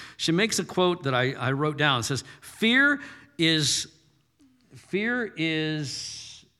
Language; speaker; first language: English; early bilingual, other home language; German